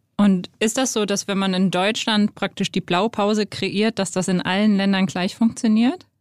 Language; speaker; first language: German; native; German